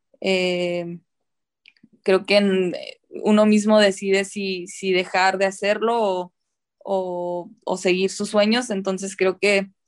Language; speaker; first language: Spanish; early bilingual, heritage; Spanish